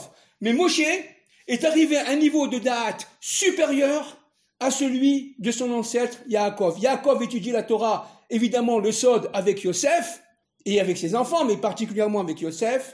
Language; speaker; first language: French; native; French